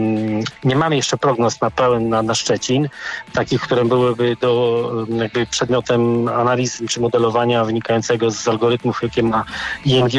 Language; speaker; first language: Polish; native; Polish